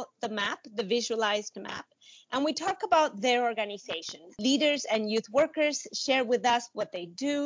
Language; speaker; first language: English; non-native, fluent; Spanish